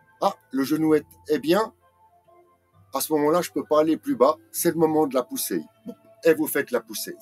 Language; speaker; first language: French; native; French